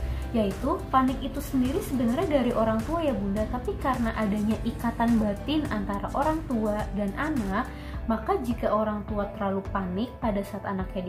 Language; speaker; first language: Indonesian; native; Indonesian